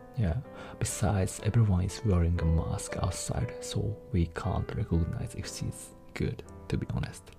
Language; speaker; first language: English; non-native, fluent; Japanese